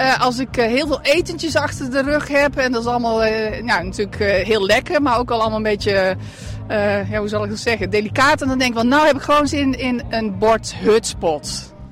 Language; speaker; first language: Dutch; native; Dutch